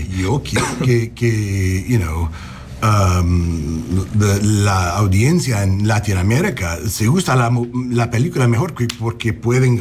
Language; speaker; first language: Spanish; non-native, learner; English